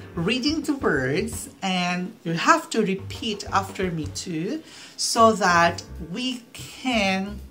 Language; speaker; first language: English; non-native, local second language; Filipino